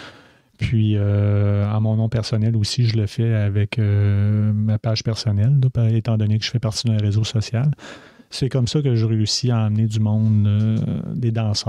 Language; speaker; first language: French; native; French